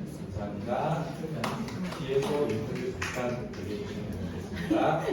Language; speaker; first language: Korean; native; Korean